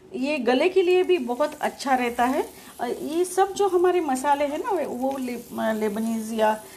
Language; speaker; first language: Hindi; non-native, local second language; Marathi